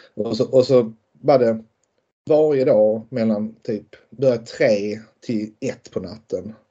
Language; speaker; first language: Swedish; native; Swedish